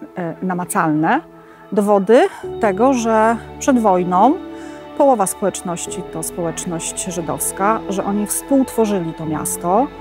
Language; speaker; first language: Polish; native; Polish